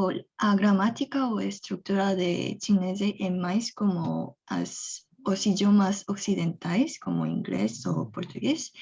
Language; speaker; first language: Portuguese; non-native, fluent; Korean